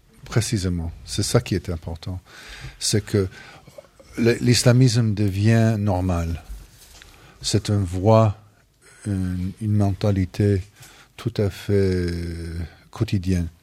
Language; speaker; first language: French; non-native, fluent; English